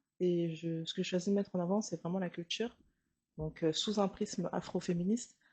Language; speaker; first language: French; early bilingual, other home language; Lingala